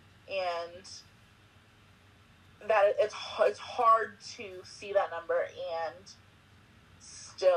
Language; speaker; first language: English; native; English